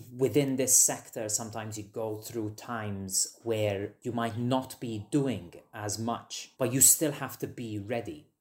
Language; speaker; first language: English; non-native, fluent; Maltese